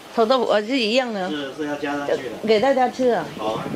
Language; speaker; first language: Chinese; non-native, fluent; Vietnamese